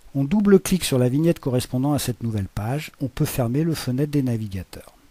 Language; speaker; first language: French; native; French